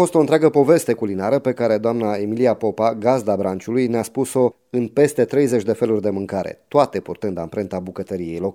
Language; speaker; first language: Romanian; native; Romanian